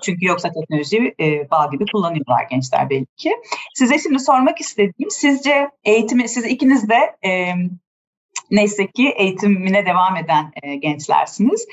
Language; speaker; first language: Turkish; native; Turkish